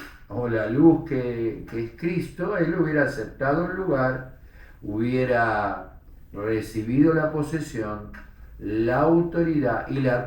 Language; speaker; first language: Spanish; native; Spanish